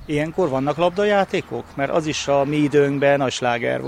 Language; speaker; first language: Hungarian; native; Hungarian